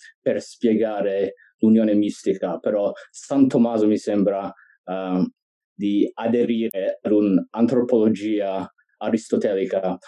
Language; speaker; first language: Italian; non-native, fluent; English